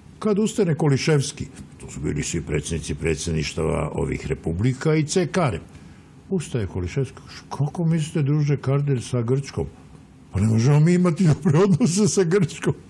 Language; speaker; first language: Croatian; native; Croatian